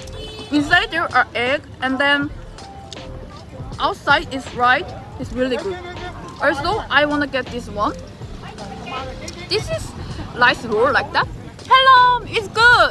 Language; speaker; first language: English; non-native, learner; Korean